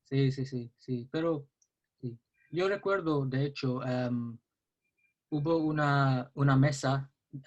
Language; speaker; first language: Spanish; non-native, learner; English